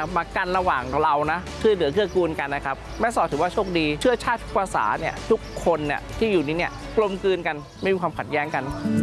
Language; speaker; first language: Thai; early bilingual, other home language; Chinese